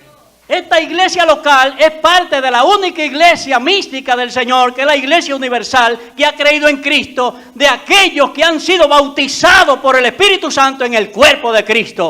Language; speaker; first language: Spanish; native; Spanish